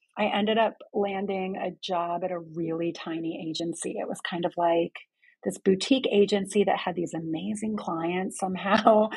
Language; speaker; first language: English; early bilingual, other home language; Greek